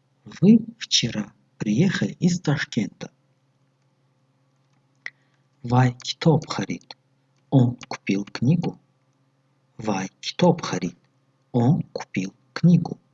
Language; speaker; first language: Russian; non-native, local second language; Tajik